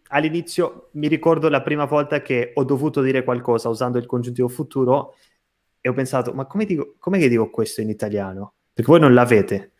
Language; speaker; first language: Italian; non-native, fluent; Portuguese